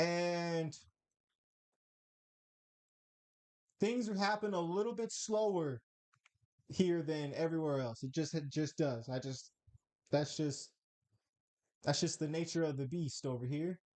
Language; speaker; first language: English; native; English